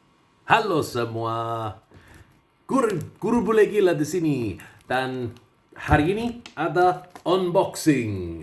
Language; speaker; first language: Indonesian; non-native, learner; English